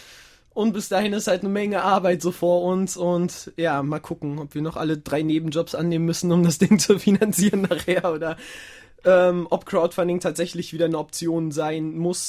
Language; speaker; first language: German; native; German